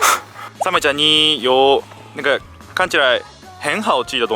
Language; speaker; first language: Chinese; non-native, learner; Japanese